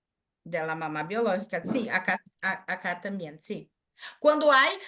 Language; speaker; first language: Spanish; non-native, learner; Portuguese